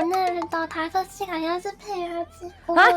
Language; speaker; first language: Korean; non-native, learner; Japanese